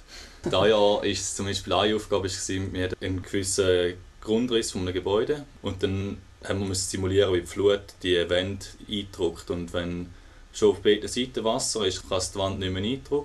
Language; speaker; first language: German; native; German